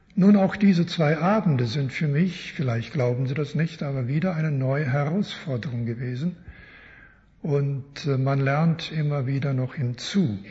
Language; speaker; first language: German; early bilingual, heritage; German